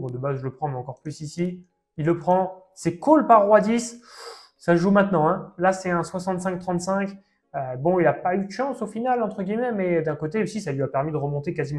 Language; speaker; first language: French; native; French